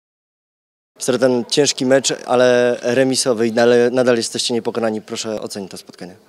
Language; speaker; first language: Polish; native; Polish